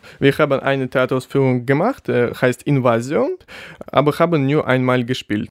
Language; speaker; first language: German; non-native, learner; Ukrainian